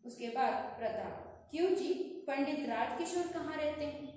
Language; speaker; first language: Hindi; non-native, local second language; Kannada